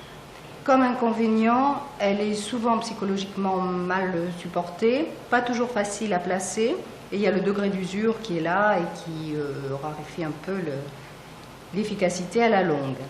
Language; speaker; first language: French; native; French